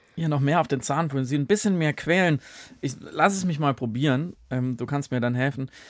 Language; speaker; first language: German; native; German